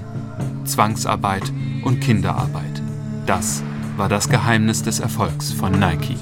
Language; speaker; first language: German; native; German